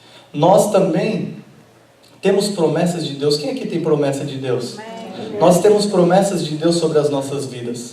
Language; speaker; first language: Portuguese; native; Portuguese